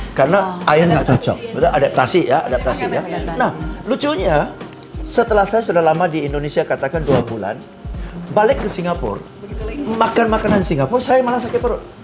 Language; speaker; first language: Indonesian; non-native, fluent; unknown